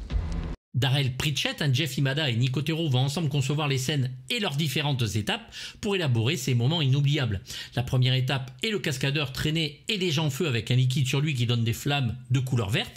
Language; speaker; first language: French; native; French